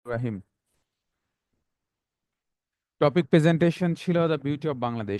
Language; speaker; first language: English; non-native, fluent; Bangla